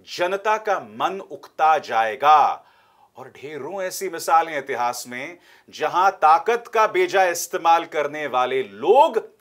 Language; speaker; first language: Hindi; native; Hindi